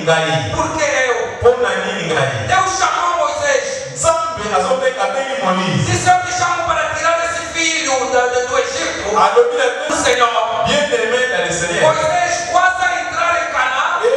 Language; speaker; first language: Portuguese; non-native, fluent; Lingala